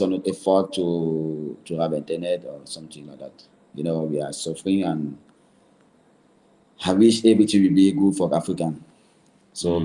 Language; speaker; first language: English; non-native, learner; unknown